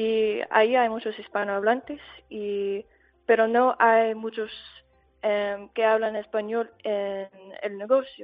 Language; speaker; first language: Spanish; non-native, fluent; English